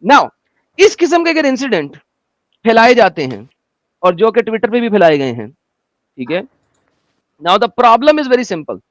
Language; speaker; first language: Hindi; native; Hindi